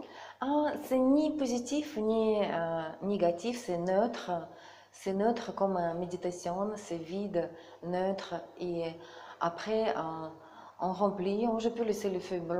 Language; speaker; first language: French; non-native, learner; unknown